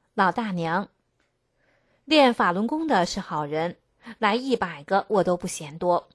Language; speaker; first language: Chinese; native; Chinese